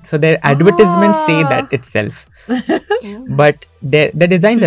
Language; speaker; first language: English; non-native, local second language; Marathi